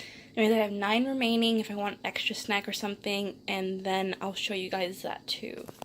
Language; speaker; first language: English; native; English